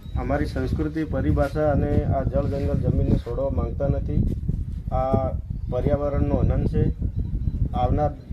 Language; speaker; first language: Gujarati; non-native, local second language; Bhili